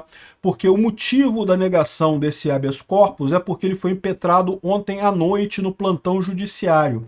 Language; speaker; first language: Portuguese; native; Portuguese